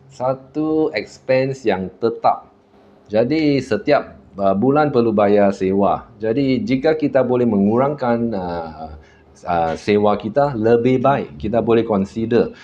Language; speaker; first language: Malay; non-native, local second language; Chinese